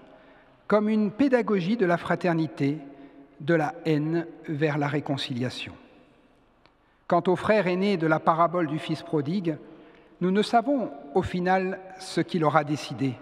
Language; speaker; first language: French; native; French